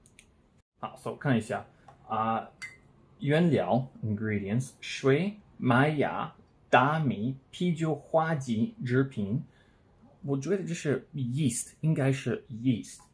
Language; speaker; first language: Chinese; non-native, learner; English